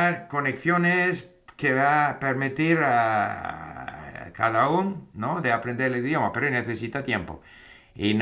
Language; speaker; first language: Spanish; non-native, fluent; English